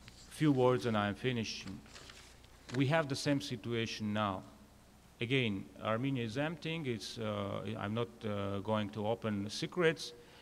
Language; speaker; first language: English; non-native, fluent; Armenian